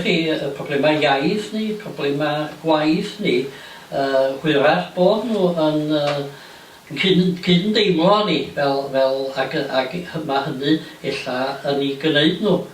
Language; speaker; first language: Welsh; native; Welsh